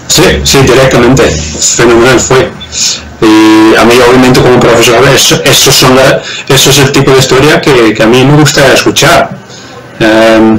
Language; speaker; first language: Spanish; non-native, fluent; Dutch